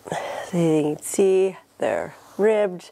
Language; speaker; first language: English; native; English